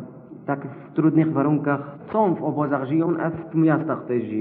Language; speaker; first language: Polish; non-native, learner; Arabic